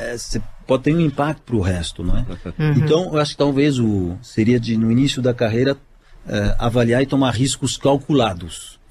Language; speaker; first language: Portuguese; non-native, fluent; French